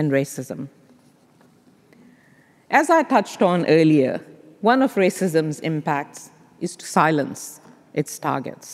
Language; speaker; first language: English; non-native, local second language; Urdu